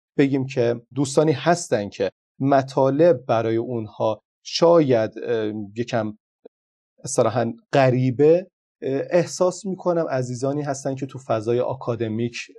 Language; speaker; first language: Persian; non-native, local second language; Azerbaijani